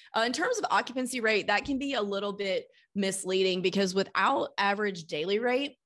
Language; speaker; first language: English; native; English